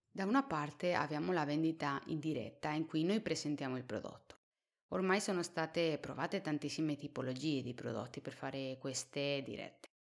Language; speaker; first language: Italian; non-native, fluent; Spanish